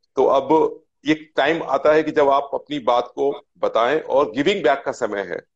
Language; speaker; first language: Hindi; native; Hindi